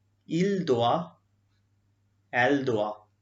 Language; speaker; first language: French; non-native, learner; Hindi